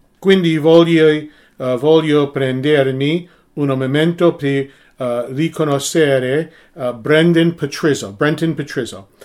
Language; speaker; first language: Italian; non-native, learner; English